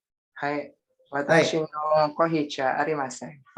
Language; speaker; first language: Japanese; non-native, learner; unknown